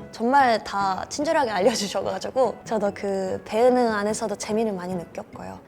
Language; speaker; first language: Korean; non-native, fluent; Japanese